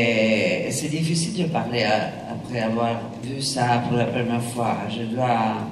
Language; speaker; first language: French; non-native, fluent; Italian